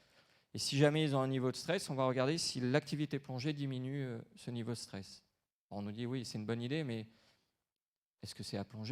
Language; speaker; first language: French; native; French